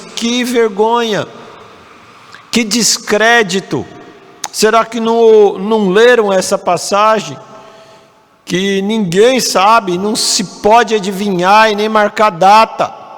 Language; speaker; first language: Portuguese; native; Portuguese